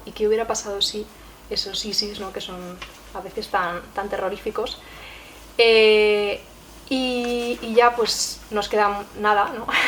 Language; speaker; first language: Spanish; native; Spanish